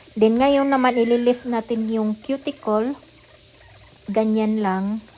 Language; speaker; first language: Filipino; non-native, local second language; Cebuano